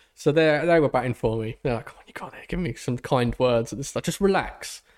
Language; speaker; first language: English; native; English